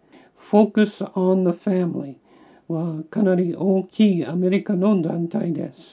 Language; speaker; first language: Japanese; non-native, learner; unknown